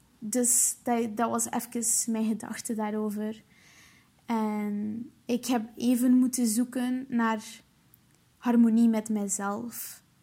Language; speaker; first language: Dutch; early bilingual, other home language; Portuguese